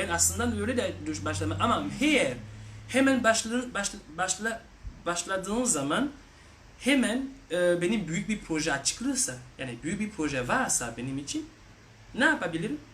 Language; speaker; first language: Turkish; non-native, learner; French